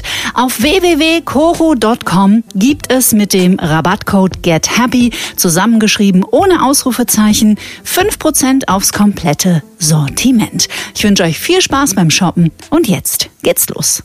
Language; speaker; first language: German; native; German